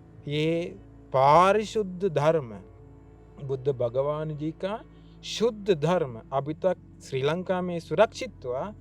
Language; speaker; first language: Hindi; non-native, learner; Sinhala